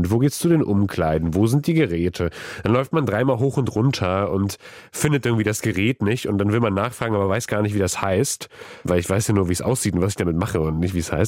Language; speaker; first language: German; native; German